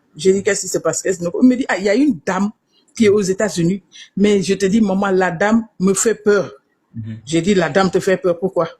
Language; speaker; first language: French; non-native, local second language; Wolof